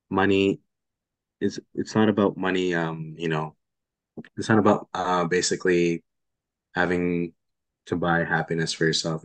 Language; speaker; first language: English; non-native, local second language; Filipino